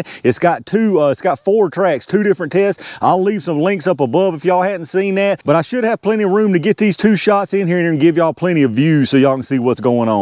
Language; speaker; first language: English; native; English